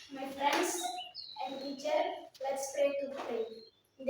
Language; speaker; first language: English; non-native, learner; Indonesian